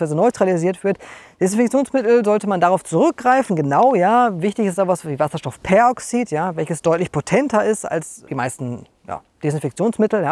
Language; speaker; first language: German; native; German